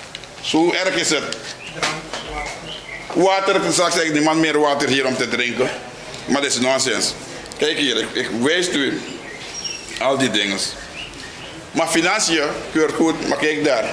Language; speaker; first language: Dutch; non-native, local second language; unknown